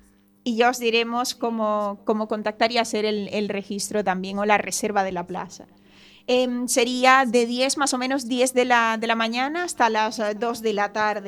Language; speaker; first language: Spanish; native; Spanish